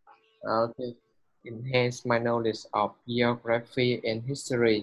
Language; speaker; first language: English; non-native, learner; Vietnamese